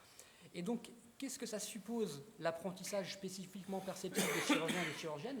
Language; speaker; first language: French; native; French